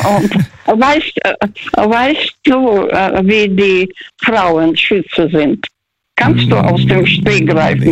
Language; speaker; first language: German; early bilingual, heritage; German